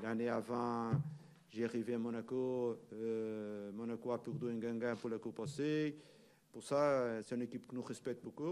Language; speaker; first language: French; non-native, learner; Portuguese